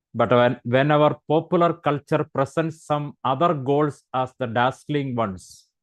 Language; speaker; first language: English; non-native, local second language; Malayalam